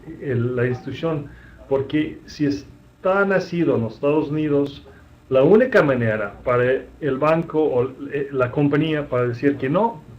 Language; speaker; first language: Spanish; non-native, fluent; English